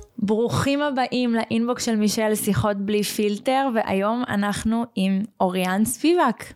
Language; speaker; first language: Hebrew; native; Hebrew